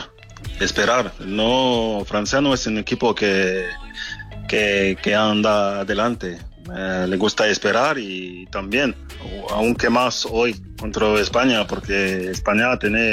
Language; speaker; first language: Spanish; non-native, fluent; French